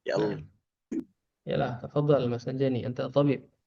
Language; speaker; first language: Arabic; non-native, fluent; Indonesian